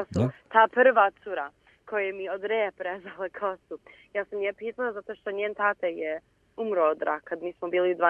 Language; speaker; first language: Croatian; early bilingual, heritage; Bosnian